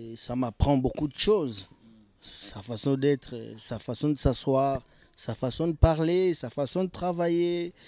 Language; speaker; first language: French; non-native, local second language; Lingala